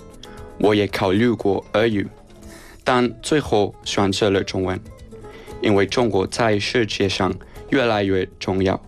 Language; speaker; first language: Chinese; non-native, fluent; Spanish